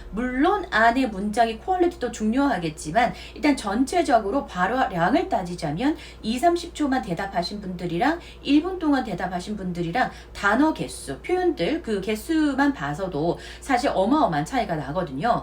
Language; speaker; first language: Korean; native; Korean